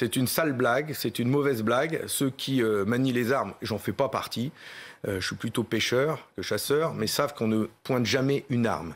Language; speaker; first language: French; native; French